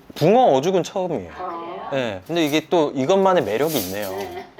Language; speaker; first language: Korean; native; Korean